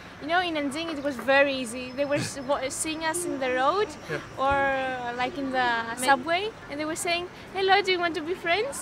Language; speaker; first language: English; non-native, fluent; Greek